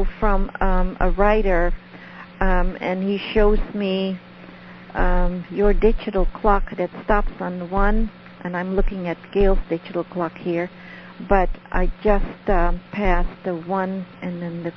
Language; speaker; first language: English; non-native, fluent; Dutch